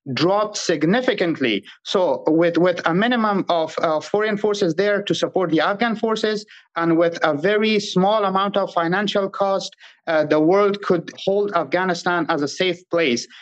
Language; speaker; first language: English; non-native, fluent; Pashto